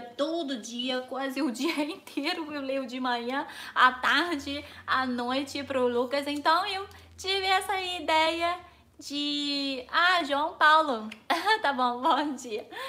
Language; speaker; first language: Portuguese; non-native, fluent; Chinese